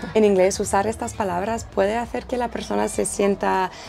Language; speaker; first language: Spanish; non-native, fluent; English